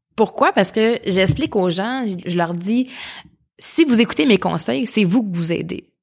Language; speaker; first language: French; native; French